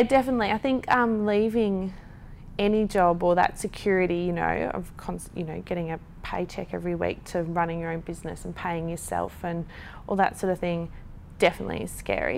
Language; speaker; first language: English; native; English